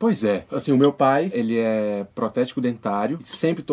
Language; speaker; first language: Portuguese; native; Portuguese